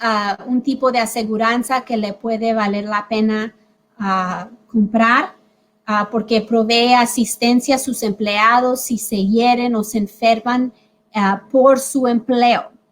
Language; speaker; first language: Spanish; early bilingual, heritage; Spanish